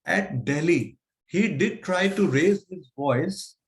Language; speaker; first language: English; non-native, local second language; Hindi